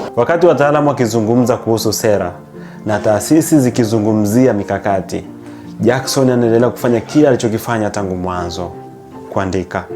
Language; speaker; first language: Swahili; native; Swahili